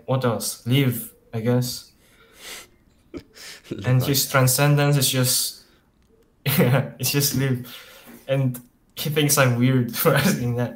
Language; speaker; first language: English; non-native, local second language; Chinese